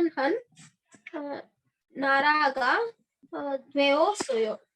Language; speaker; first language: Korean; non-native, learner; Hindi